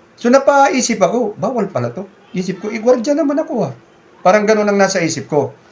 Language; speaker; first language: Filipino; non-native, local second language; Cebuano